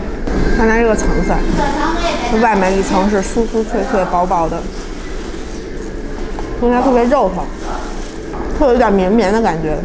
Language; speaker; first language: Chinese; native; Chinese